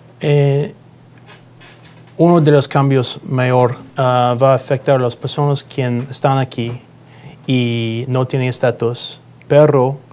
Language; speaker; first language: Spanish; non-native, learner; English